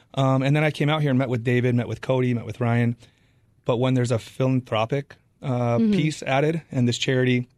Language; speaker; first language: English; native; English